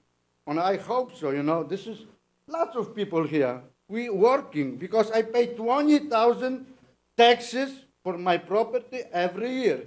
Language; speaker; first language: English; non-native, learner; Polish